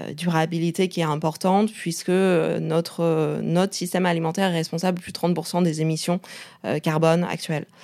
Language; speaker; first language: French; non-native, fluent; Chinese